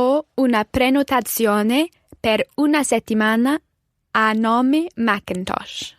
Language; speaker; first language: Italian; non-native, learner; English